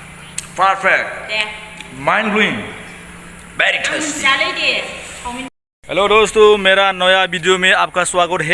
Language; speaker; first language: Hindi; non-native, local second language; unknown